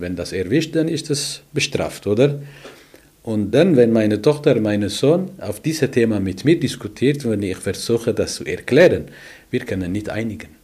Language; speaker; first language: German; non-native, learner; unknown